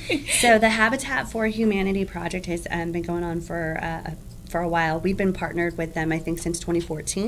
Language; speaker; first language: English; native; English